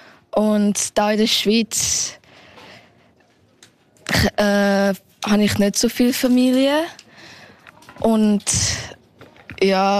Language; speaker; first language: German; early bilingual, heritage; German